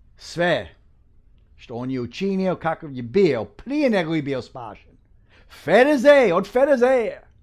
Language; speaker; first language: Croatian; early bilingual, heritage; Croatian